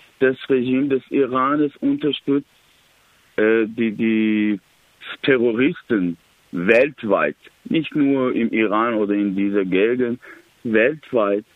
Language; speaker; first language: German; non-native, learner; Persian